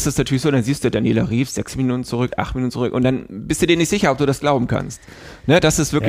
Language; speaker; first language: German; native; German